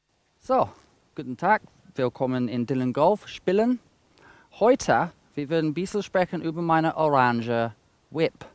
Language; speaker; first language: German; non-native, fluent; English